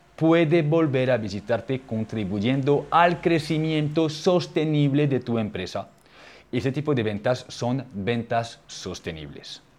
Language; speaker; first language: Spanish; non-native, fluent; French